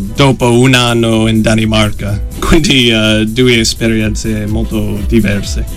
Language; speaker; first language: Italian; non-native, fluent; English